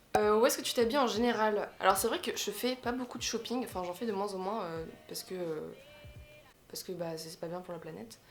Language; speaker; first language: French; native; French